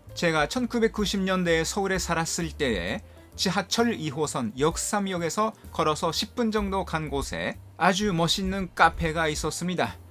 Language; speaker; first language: Korean; non-native, fluent; Japanese